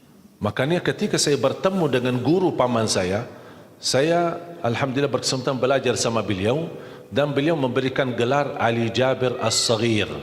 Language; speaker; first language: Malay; non-native, fluent; Arabic